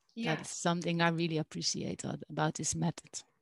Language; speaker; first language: English; non-native, fluent; Dutch